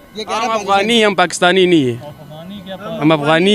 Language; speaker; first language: Hindi; non-native, fluent; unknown